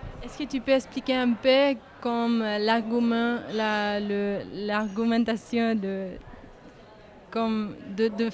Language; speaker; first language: French; non-native, learner; Spanish